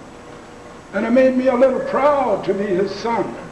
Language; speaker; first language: English; non-native, local second language; Plautdietsch